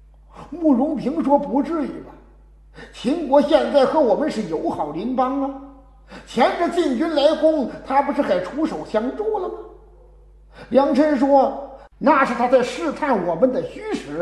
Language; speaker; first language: Chinese; native; Chinese